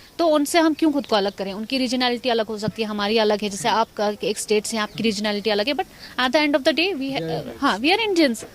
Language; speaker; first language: Hindi; non-native, local second language; Kashmiri